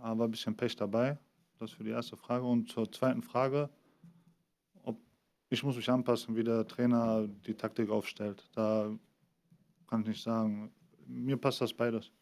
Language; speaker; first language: German; early bilingual, other home language; Greek